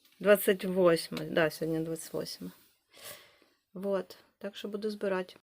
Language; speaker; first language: Ukrainian; native; Ukrainian